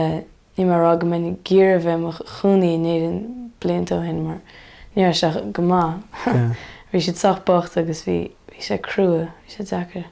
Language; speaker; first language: Irish; native; Irish